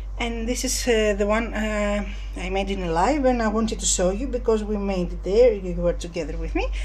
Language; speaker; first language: English; non-native, fluent; Greek